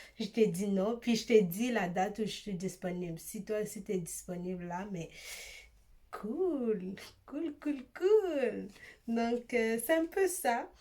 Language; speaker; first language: French; early bilingual, other home language; Swahili